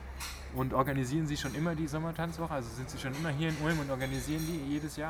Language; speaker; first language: German; native; German